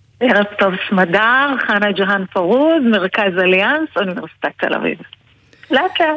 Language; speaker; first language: Hebrew; early bilingual, other home language; Persian